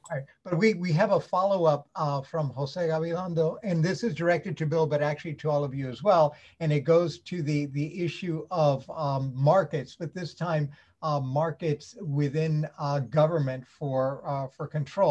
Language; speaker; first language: English; native; English